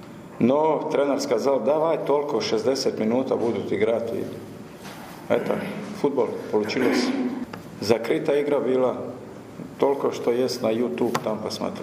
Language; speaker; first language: Russian; non-native, learner; Croatian